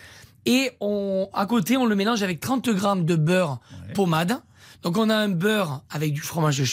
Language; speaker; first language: French; native; French